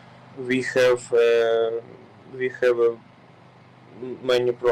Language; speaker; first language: English; non-native, learner; Ukrainian